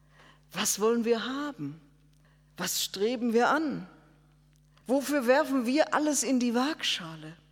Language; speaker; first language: German; native; German